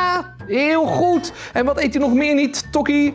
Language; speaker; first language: Dutch; native; Dutch